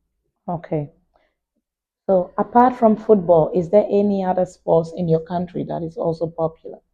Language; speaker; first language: English; non-native, fluent; Vietnamese